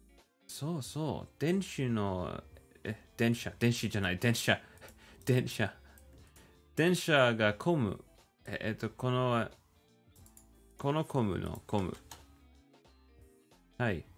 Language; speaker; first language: Japanese; non-native, learner; English